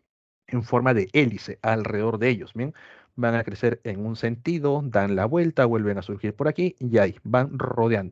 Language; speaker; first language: Spanish; native; Spanish